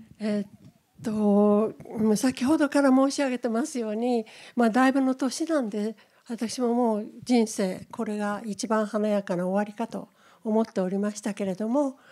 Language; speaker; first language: Japanese; native; Japanese